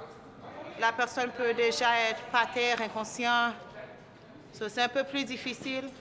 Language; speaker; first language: French; early bilingual, heritage; French